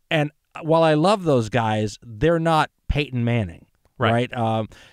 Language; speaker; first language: English; native; English